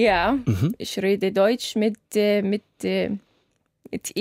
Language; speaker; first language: German; non-native, learner; Arabic